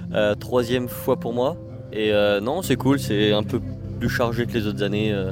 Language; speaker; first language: French; native; French